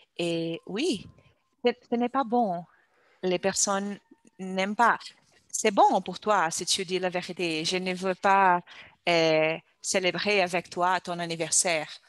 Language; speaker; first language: French; non-native, learner; Portuguese